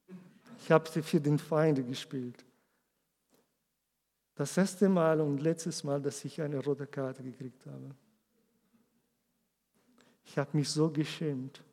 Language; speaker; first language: German; non-native, learner; Portuguese